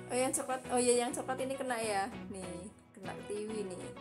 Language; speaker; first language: Indonesian; native; Indonesian